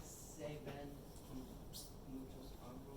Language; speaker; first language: Spanish; non-native, learner; English